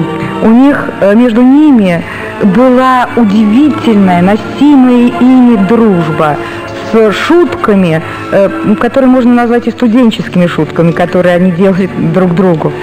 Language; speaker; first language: Russian; native; Russian